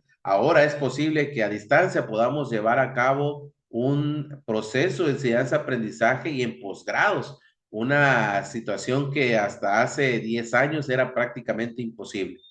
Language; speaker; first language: Spanish; native; Spanish